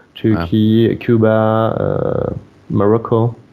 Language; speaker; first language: English; non-native, fluent; French